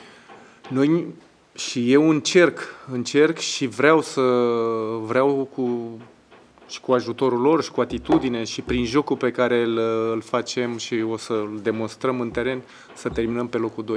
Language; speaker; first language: Romanian; non-native, fluent; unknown